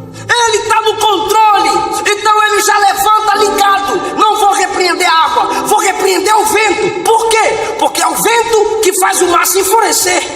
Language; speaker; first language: Portuguese; native; Portuguese